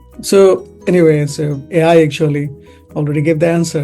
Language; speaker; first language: English; non-native, local second language; Bangla